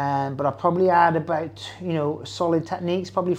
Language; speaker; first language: English; native; English